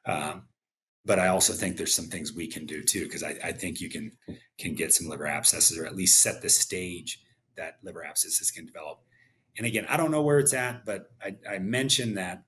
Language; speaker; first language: English; native; English